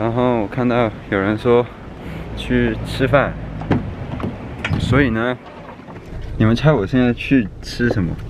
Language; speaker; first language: Chinese; non-native, local second language; Cantonese